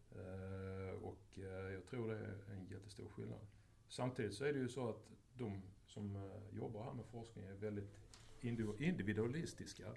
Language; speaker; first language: Swedish; native; Swedish